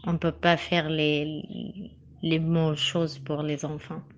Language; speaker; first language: French; non-native, learner; Arabic